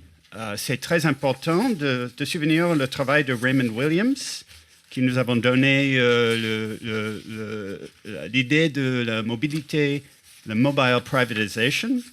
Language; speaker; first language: French; non-native, fluent; English